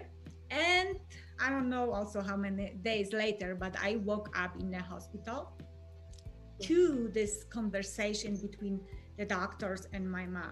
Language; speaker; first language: English; non-native, fluent; Polish